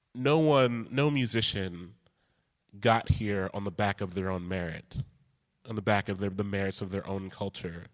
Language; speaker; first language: English; native; English